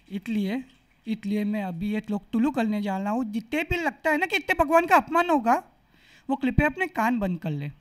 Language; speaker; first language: Hindi; non-native, local second language; Marathi